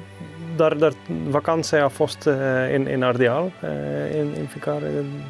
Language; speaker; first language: Romanian; non-native, learner; Dutch